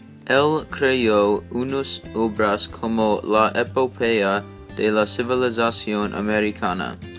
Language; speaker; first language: Spanish; non-native, learner; English